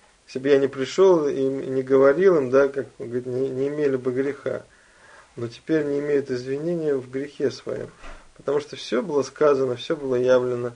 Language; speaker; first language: Russian; native; Russian